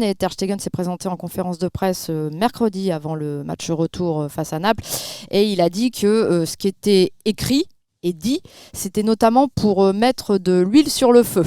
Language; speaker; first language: French; native; French